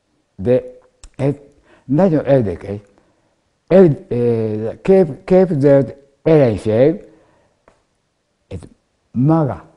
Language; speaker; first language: Hungarian; non-native, learner; Japanese